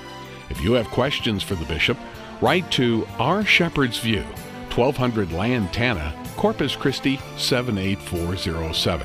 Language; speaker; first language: English; native; English